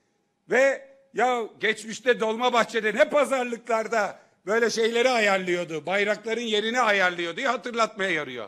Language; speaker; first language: Turkish; native; Turkish